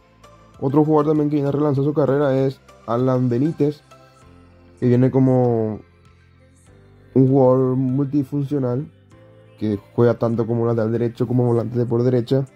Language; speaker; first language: Spanish; native; Spanish